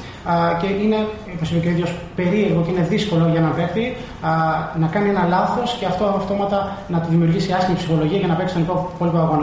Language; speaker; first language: Greek; native; Greek